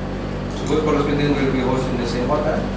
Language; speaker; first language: English; non-native, learner; Indonesian